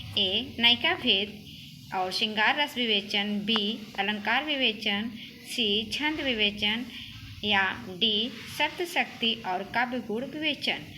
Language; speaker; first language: Hindi; native; Hindi